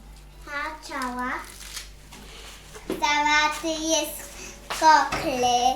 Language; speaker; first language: Polish; early bilingual, other home language; Russian